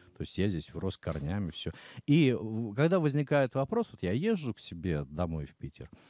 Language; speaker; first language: Russian; native; Russian